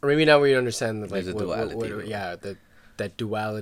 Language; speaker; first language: English; native; English